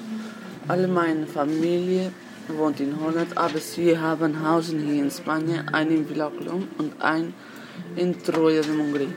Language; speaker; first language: German; non-native, learner; Dutch